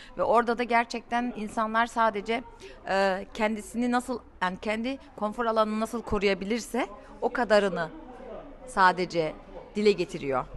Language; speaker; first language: Turkish; early bilingual, heritage; Turkish